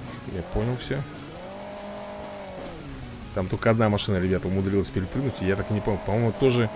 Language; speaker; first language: Russian; native; Russian